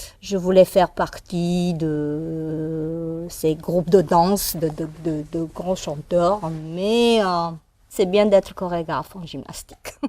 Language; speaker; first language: French; non-native, fluent; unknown